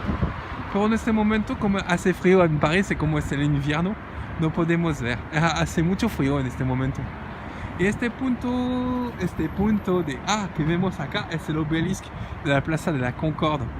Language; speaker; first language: Spanish; non-native, learner; French